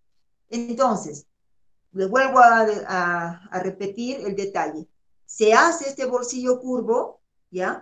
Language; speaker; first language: Spanish; native; Spanish